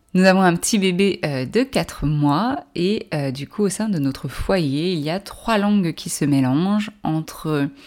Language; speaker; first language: French; native; French